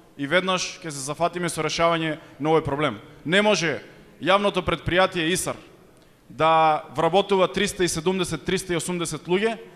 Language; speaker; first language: Macedonian; native; Macedonian